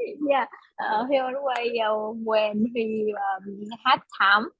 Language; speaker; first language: English; non-native, learner; Vietnamese